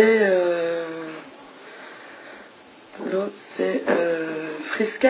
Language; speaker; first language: French; non-native, fluent; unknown